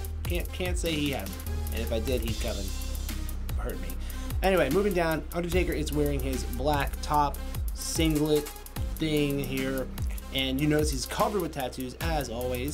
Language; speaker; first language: English; native; English